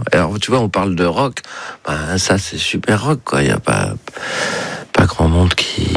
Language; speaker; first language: French; native; French